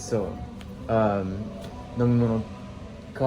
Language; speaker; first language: Japanese; non-native, learner; English